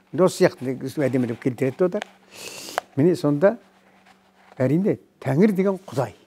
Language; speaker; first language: Kazakh; native; Kazakh